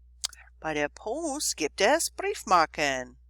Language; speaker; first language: German; non-native, fluent; English